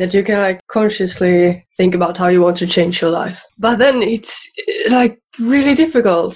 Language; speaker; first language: English; non-native, fluent; Swedish